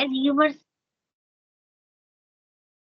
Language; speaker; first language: English; non-native, local second language; Hindi